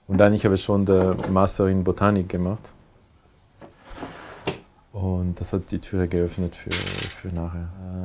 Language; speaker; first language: German; non-native, local second language; French